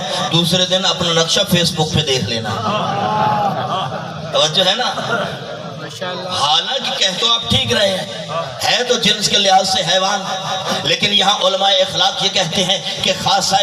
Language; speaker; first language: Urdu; non-native, local second language; Punjabi